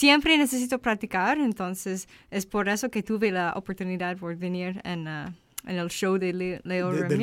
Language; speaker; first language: Spanish; non-native, learner; English